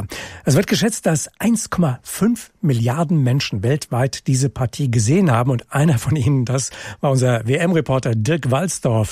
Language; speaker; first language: German; native; German